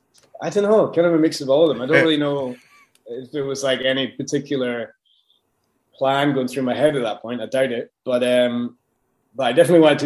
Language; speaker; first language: English; native; English